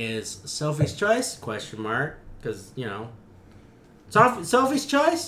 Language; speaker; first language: English; native; English